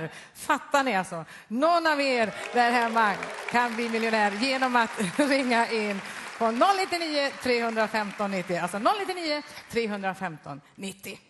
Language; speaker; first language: Swedish; native; Swedish